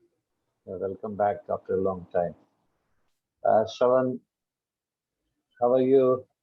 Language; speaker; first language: English; non-native, local second language; Kashmiri